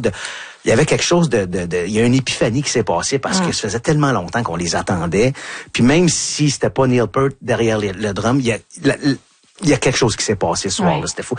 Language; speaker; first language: French; native; French